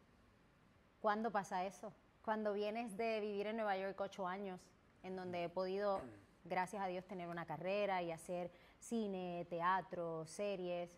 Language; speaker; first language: Spanish; native; Spanish